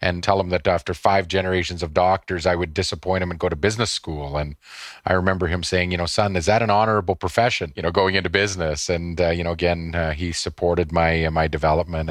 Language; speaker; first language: English; native; English